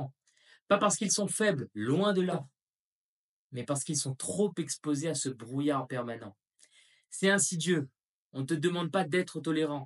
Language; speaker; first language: French; native; French